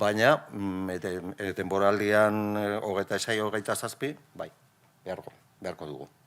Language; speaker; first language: Basque; non-native, local second language; Spanish